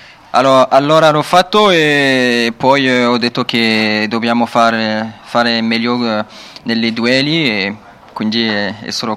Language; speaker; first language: Italian; non-native, learner; French